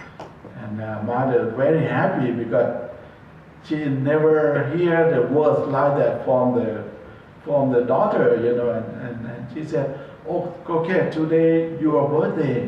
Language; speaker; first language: English; non-native, learner; Thai